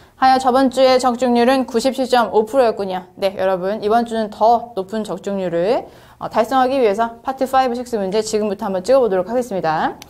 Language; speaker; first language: Korean; native; Korean